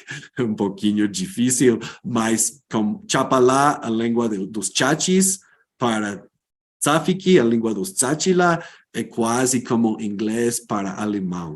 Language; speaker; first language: Portuguese; non-native, fluent; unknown